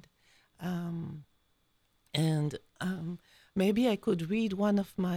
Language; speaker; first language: English; non-native, fluent; French